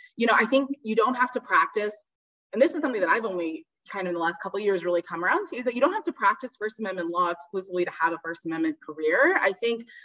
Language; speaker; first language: English; native; English